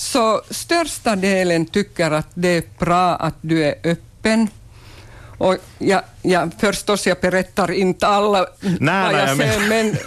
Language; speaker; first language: Swedish; non-native, local second language; Finnish